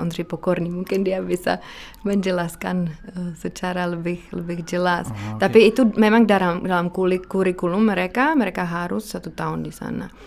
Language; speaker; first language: Indonesian; non-native, fluent; Czech